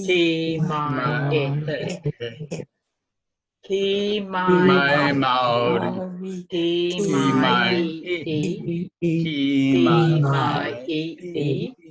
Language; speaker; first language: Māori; non-native, fluent; English